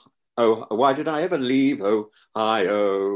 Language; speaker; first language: English; native; English